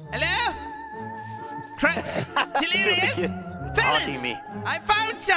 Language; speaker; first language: English; native; English